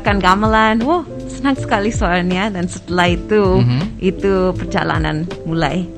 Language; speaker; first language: Indonesian; non-native, fluent; English